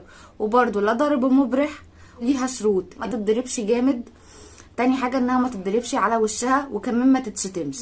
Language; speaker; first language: Arabic; native; Arabic